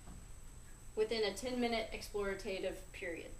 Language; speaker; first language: English; native; English